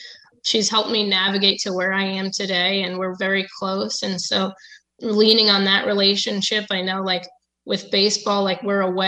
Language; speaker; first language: English; native; English